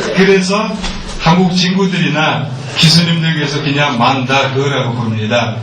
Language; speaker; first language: Korean; non-native, fluent; Mongolian